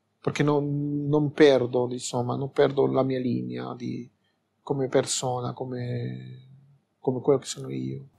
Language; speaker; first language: Italian; non-native, fluent; Spanish